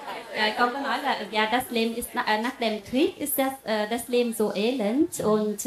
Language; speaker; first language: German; non-native, fluent; Vietnamese